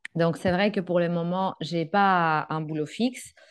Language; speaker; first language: French; non-native, fluent; Greek